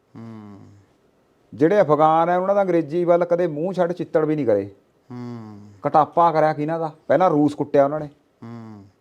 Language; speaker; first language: Punjabi; native; Punjabi